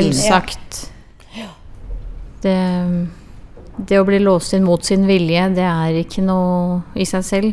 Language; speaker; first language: Norwegian; native; Norwegian